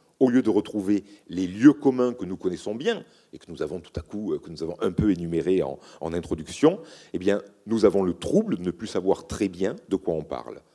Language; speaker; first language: French; native; French